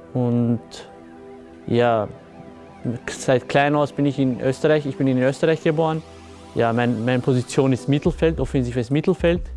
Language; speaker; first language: German; early bilingual, other home language; Turkish